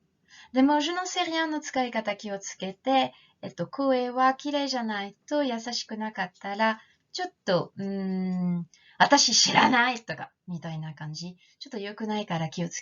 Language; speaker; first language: Japanese; non-native, fluent; French